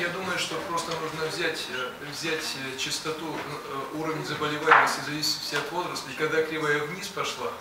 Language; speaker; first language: Russian; native; Russian